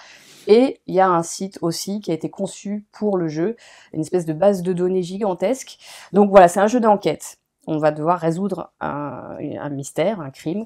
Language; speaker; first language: French; native; French